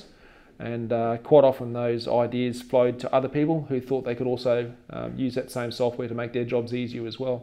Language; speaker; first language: English; native; English